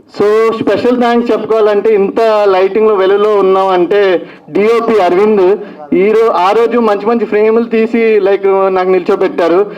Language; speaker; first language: Telugu; native; Telugu